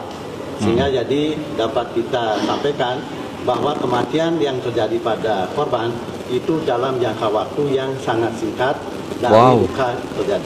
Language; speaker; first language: Indonesian; native; Indonesian